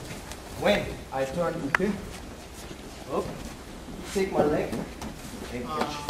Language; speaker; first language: English; non-native, learner; German